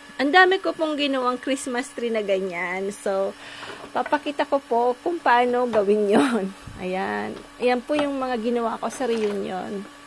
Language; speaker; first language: Filipino; native; Filipino